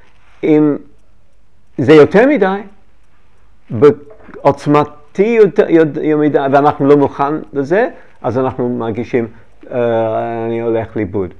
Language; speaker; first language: Hebrew; non-native, learner; English